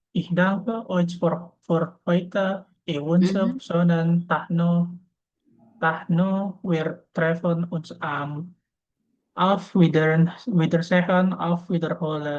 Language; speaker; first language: German; non-native, learner; Indonesian